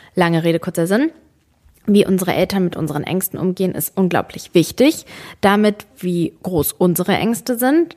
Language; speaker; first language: German; early bilingual, other home language; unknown